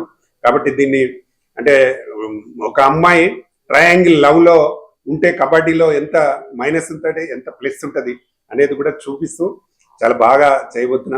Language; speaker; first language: Telugu; native; Telugu